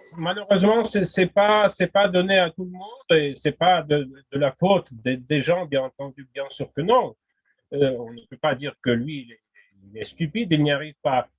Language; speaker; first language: French; non-native, fluent; Russian